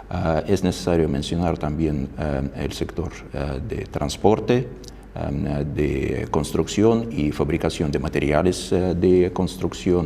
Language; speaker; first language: Spanish; non-native, fluent; Russian